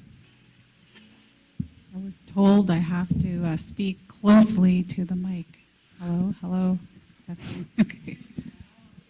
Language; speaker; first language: English; native; English